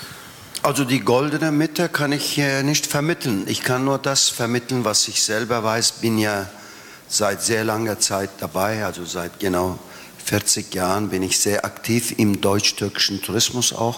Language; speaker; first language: German; non-native, fluent; Turkish